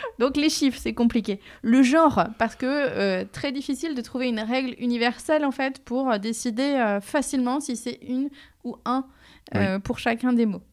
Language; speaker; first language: French; native; French